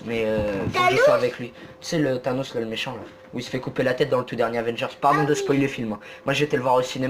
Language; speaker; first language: French; native; French